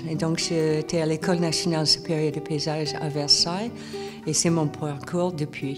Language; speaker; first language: French; non-native, fluent; English